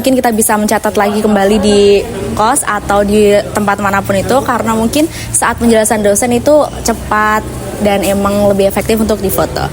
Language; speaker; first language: Indonesian; native; Indonesian